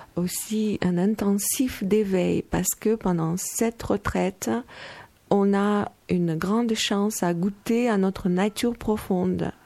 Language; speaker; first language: French; non-native, fluent; Romanian